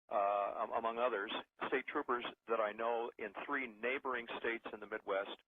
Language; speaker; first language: English; native; English